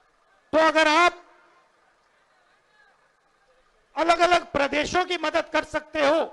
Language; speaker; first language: Hindi; native; Hindi